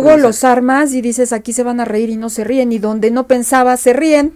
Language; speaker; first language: Spanish; native; Spanish